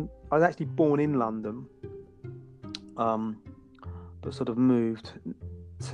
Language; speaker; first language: English; native; English